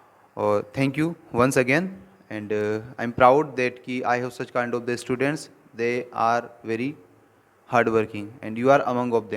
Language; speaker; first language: English; non-native, local second language; Hindi